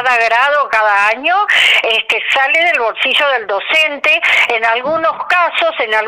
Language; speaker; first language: Spanish; native; Spanish